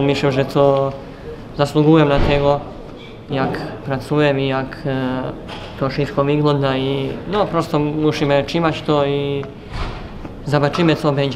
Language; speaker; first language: Polish; non-native, learner; Serbian